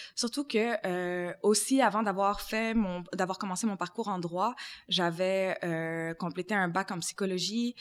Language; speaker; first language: French; native; French